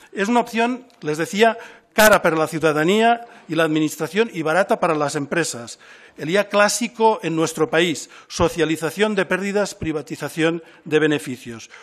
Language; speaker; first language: Spanish; non-native, local second language; Catalan